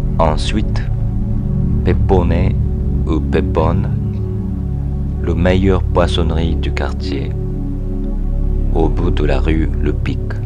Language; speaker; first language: French; non-native, fluent; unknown